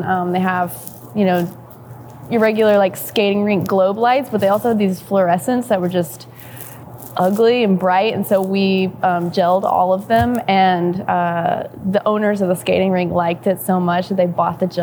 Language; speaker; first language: English; native; English